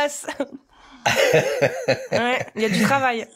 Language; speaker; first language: French; native; French